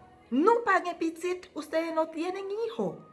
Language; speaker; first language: Spanish; non-native, fluent; Haitian Creole